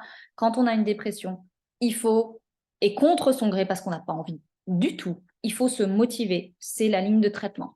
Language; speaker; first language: French; native; French